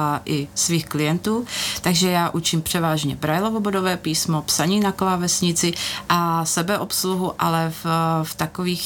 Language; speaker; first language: Czech; native; Czech